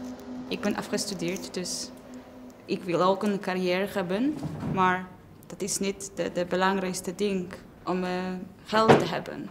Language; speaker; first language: Dutch; non-native, learner; Polish